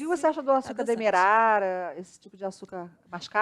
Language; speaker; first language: Portuguese; native; Portuguese